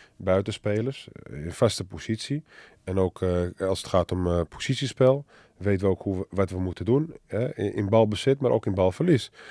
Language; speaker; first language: Dutch; early bilingual, other home language; Arabic